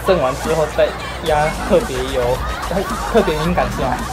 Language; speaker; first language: Chinese; native; Chinese